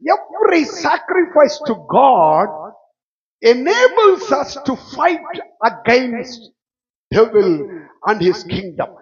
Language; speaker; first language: English; non-native, local second language; Tamil